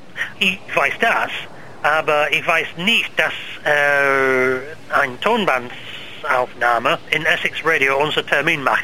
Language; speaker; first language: German; non-native, learner; English